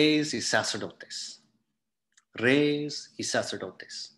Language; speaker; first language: Spanish; non-native, fluent; English